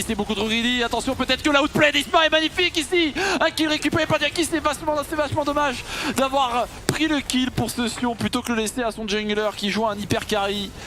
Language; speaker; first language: French; native; French